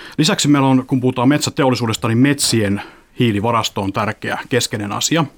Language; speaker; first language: Finnish; native; Finnish